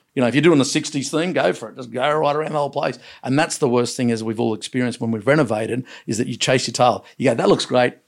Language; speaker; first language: English; native; English